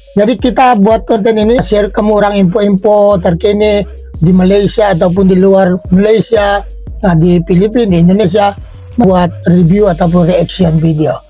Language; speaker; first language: Malay; non-native, fluent; Filipino